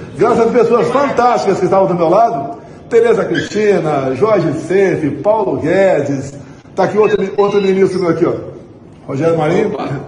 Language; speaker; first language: Portuguese; native; Portuguese